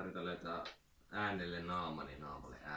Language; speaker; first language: Finnish; native; Finnish